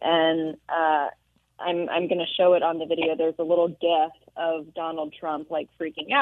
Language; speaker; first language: English; native; English